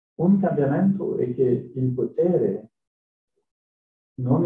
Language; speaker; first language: Italian; non-native, learner; French